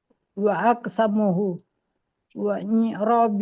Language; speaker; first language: Arabic; non-native, learner; Indonesian